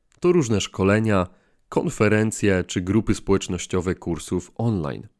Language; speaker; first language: Polish; native; Polish